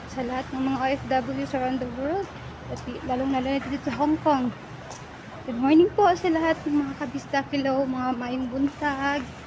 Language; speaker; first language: Filipino; non-native, local second language; Cebuano